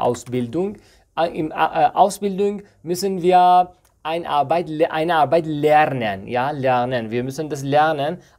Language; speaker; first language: German; non-native, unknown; Persian